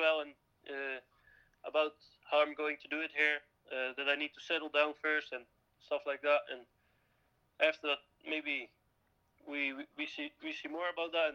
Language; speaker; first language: English; non-native, fluent; Dutch